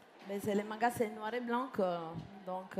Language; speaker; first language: French; non-native, fluent; Italian